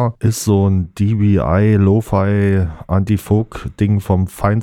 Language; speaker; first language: German; native; German